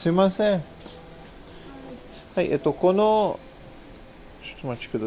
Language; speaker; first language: Japanese; non-native, learner; English